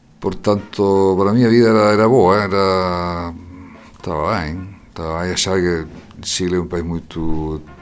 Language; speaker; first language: Portuguese; non-native, fluent; Spanish